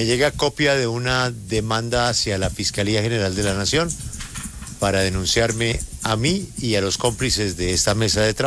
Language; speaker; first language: Spanish; native; Spanish